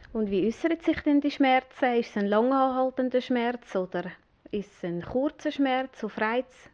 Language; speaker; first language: German; native; German